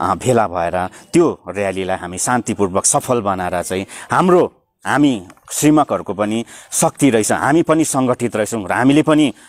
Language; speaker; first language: Nepali; native; Nepali